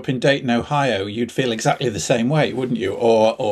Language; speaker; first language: English; native; English